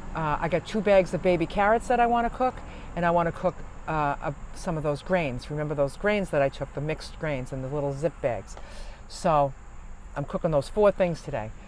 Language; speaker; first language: English; native; English